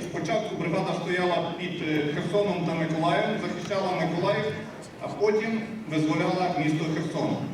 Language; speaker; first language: Ukrainian; native; Ukrainian